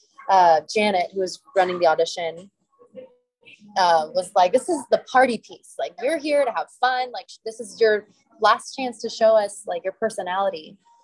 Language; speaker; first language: English; native; English